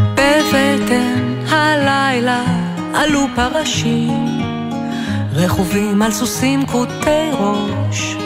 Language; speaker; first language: Hebrew; non-native, fluent; Lithuanian